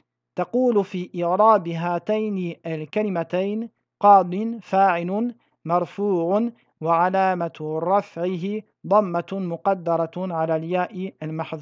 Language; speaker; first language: Arabic; non-native, fluent; French